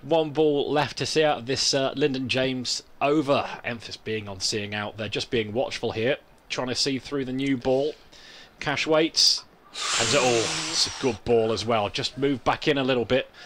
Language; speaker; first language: English; native; English